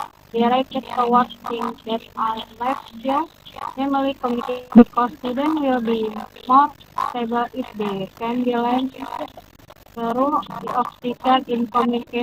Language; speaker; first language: English; non-native, learner; Indonesian